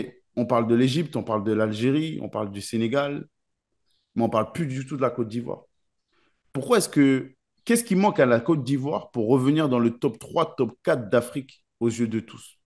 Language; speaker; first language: French; native; French